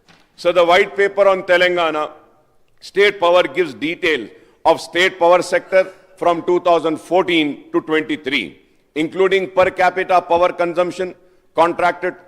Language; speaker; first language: English; non-native, local second language; Urdu